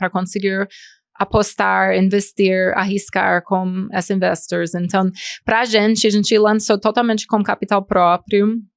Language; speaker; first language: Portuguese; non-native, fluent; English